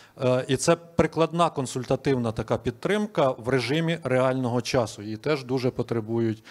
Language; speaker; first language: Ukrainian; native; Ukrainian